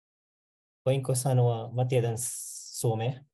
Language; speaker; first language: Finnish; non-native, learner; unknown